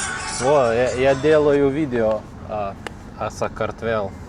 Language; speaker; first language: Russian; non-native, learner; Lithuanian